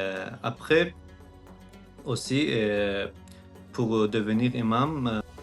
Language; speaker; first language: French; non-native, learner; Azerbaijani